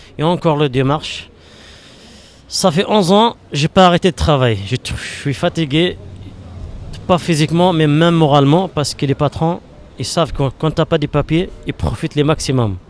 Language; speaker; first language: French; non-native, local second language; Arabic